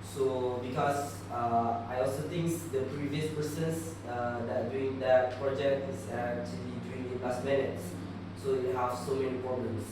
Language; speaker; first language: English; non-native, learner; Malay